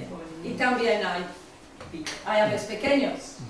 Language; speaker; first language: Spanish; non-native, learner; English